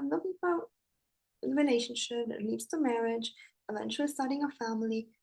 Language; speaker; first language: English; non-native, fluent; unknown